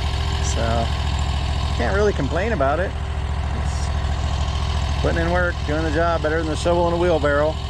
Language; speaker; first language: English; native; English